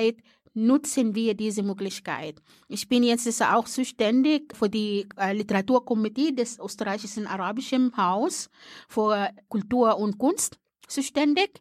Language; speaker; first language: German; non-native, fluent; Arabic